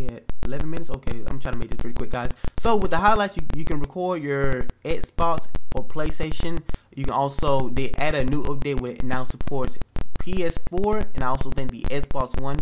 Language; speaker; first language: English; native; English